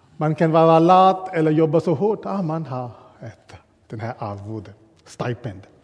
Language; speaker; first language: Swedish; non-native, fluent; English